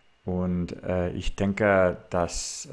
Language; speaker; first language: German; non-native, learner; English